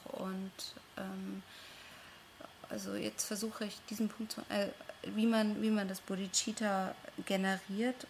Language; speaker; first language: German; non-native, fluent; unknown